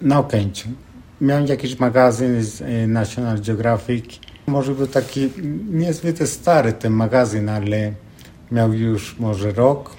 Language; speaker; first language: Polish; non-native, fluent; Spanish